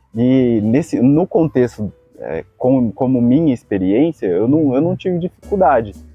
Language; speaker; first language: Portuguese; native; Portuguese